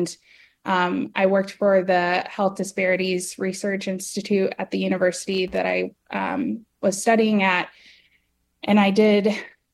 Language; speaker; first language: English; native; English